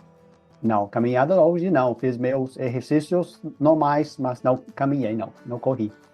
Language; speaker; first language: Portuguese; non-native, fluent; English